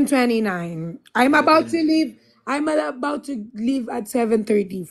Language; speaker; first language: English; non-native, learner; Filipino